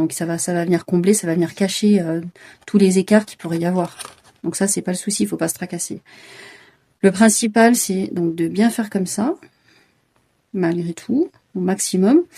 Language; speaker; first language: French; native; French